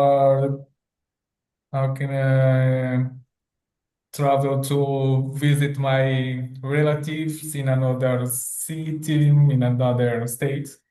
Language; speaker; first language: English; non-native, learner; Portuguese